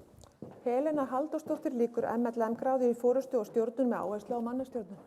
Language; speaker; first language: Icelandic; native; Icelandic